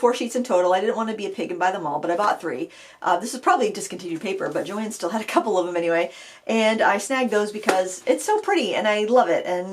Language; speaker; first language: English; native; English